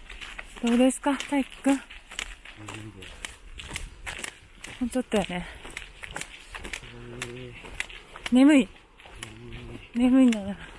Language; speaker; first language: Japanese; native; Japanese